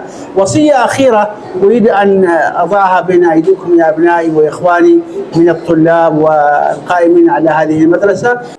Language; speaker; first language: Arabic; native; Arabic